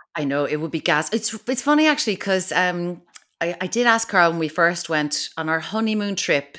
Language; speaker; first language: English; native; English